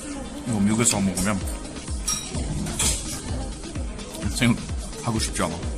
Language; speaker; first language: Korean; non-native, learner; English